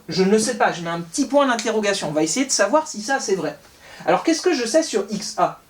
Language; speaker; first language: French; native; French